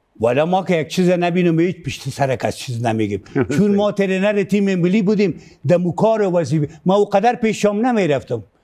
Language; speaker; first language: Persian; native; Persian